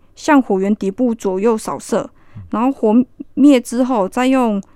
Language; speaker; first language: Chinese; native; Chinese